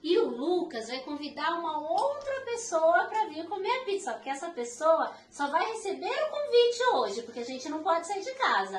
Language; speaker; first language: Portuguese; native; Portuguese